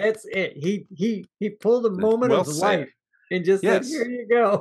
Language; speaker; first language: English; native; English